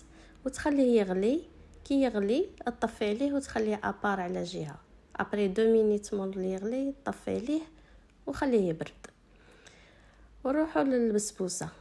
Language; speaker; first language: Arabic; native; Arabic